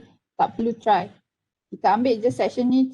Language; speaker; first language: Malay; native; Malay